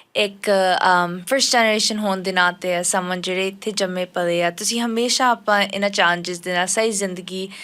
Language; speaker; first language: Punjabi; early bilingual, heritage; Punjabi